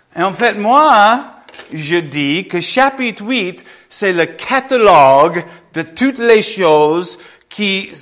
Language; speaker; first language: French; non-native, fluent; English